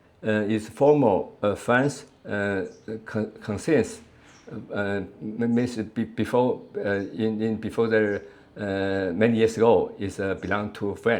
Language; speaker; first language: English; non-native, learner; Chinese